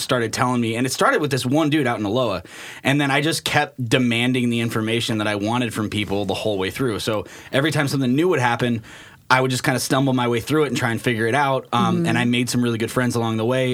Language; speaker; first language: English; native; English